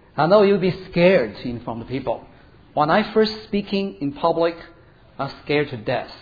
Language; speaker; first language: English; non-native, learner; Chinese